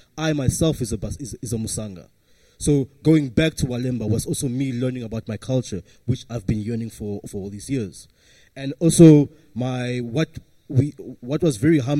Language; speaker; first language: English; early bilingual, other home language; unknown